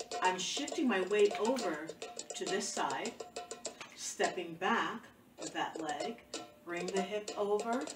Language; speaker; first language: English; native; English